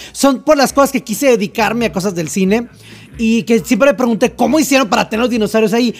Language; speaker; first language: Spanish; native; Spanish